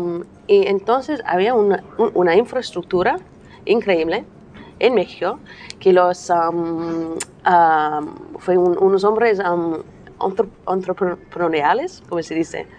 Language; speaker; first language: Spanish; non-native, learner; English